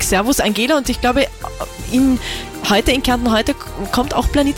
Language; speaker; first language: German; native; German